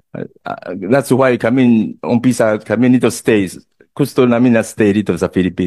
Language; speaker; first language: Filipino; non-native, learner; Chinese